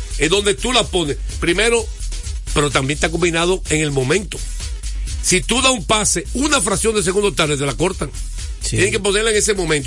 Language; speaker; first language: Spanish; native; Spanish